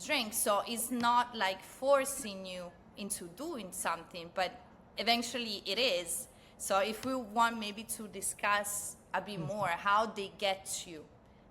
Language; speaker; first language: English; non-native, fluent; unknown